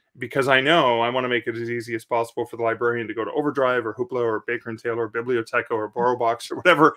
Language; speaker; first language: English; native; English